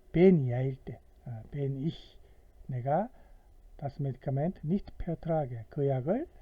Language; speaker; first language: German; non-native, fluent; Korean